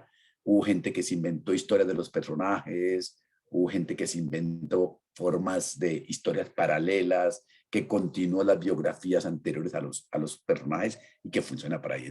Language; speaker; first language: Spanish; native; Spanish